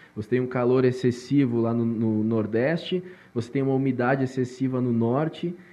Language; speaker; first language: Portuguese; native; Portuguese